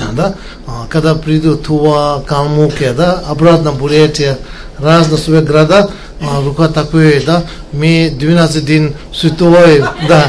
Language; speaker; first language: Russian; non-native, learner; Tibetan